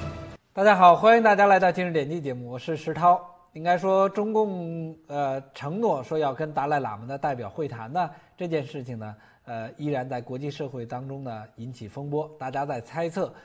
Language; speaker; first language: Chinese; native; Chinese